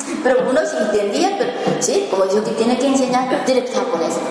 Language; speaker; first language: Spanish; non-native, learner; Japanese